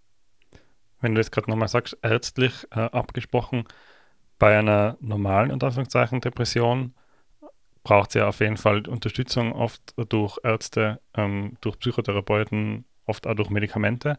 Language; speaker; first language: German; native; German